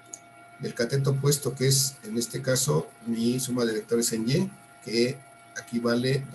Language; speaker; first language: Spanish; native; Spanish